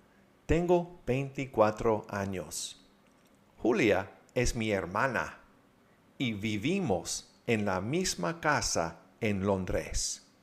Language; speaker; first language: Spanish; non-native, fluent; English